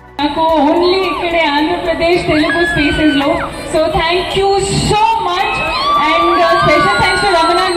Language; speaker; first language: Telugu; non-native, learner; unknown